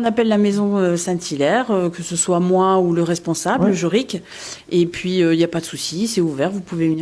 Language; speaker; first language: French; native; French